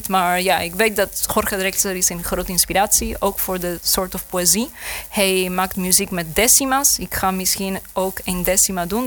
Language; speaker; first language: Dutch; non-native, learner; Spanish